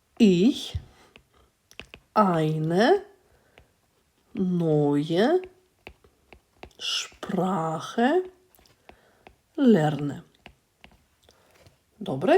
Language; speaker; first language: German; non-native, fluent; Ukrainian